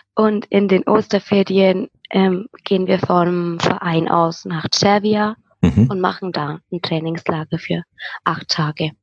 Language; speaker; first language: German; native; German